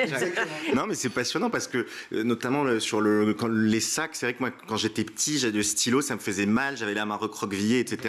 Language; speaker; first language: French; native; French